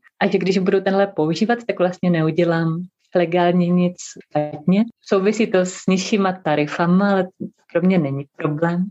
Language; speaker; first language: Czech; native; Czech